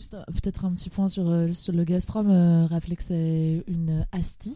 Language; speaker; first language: French; native; French